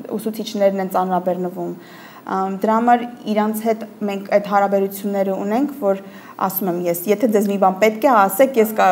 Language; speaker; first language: Armenian; early bilingual, heritage; Armenian